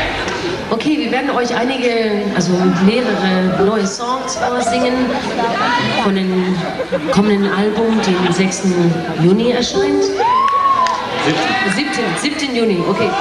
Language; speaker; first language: German; non-native, fluent; English